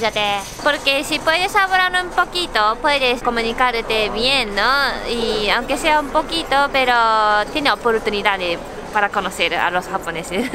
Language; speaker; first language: Spanish; non-native, learner; Japanese